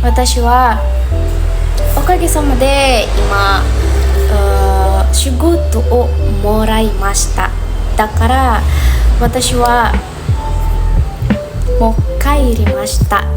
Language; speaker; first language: Japanese; non-native, learner; Indonesian